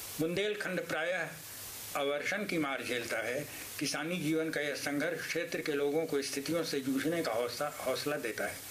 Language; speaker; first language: Hindi; native; Hindi